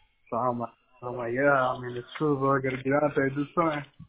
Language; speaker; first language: English; early bilingual, other home language; Spanish